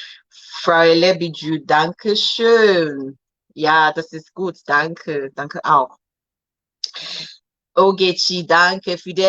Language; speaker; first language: German; non-native, fluent; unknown